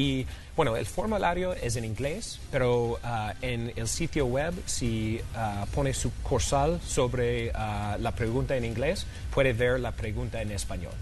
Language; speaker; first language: Spanish; non-native, fluent; English